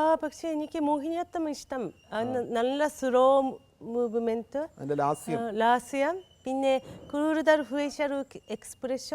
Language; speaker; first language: Malayalam; non-native, learner; Japanese